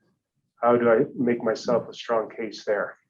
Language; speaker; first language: English; native; English